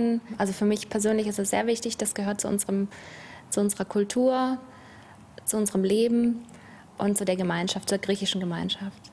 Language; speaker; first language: German; early bilingual, other home language; Greek